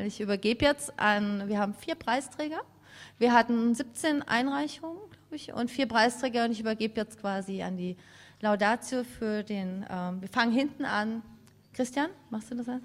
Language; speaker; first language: German; native; German